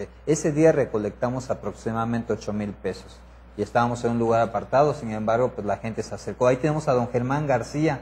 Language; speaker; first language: Spanish; native; Spanish